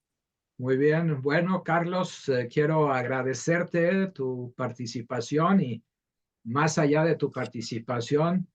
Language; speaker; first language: Spanish; native; Spanish